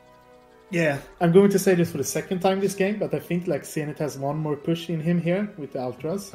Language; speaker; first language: English; non-native, fluent; Swedish